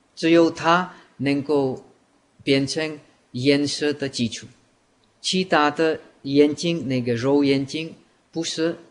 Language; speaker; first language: Chinese; non-native, fluent; Czech